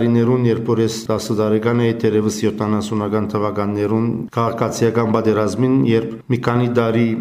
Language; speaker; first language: Armenian; early bilingual, heritage; Armenian